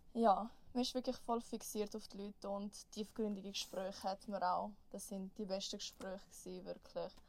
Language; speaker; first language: German; native; German